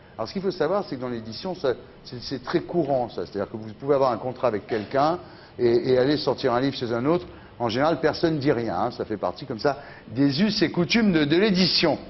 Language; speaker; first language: French; native; French